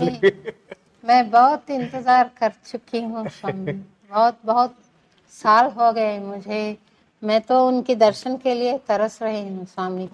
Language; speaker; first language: Hindi; non-native, local second language; Telugu